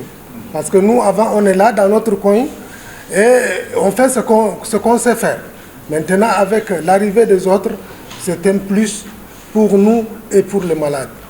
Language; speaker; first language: French; non-native, local second language; Wolof